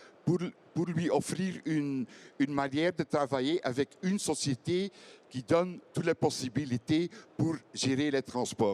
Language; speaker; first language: French; non-native, fluent; Dutch